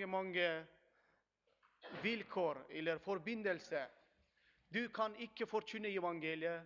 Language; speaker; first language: Swedish; non-native, learner; Turkmen